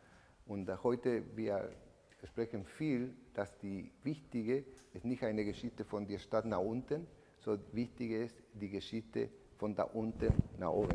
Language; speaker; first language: German; non-native, learner; Spanish